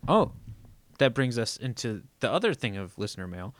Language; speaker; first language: English; native; English